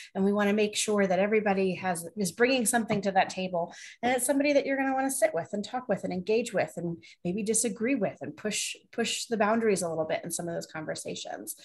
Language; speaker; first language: English; native; English